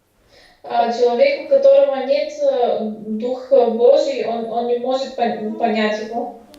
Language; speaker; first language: Russian; non-native, fluent; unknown